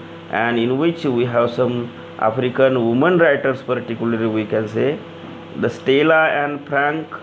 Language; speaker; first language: English; non-native, local second language; Marathi